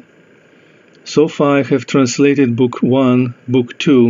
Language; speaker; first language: English; non-native, fluent; Russian